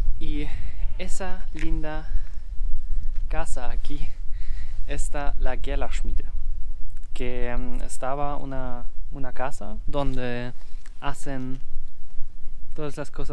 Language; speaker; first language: Spanish; non-native, learner; German